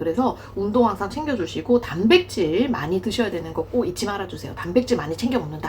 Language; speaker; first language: Korean; native; Korean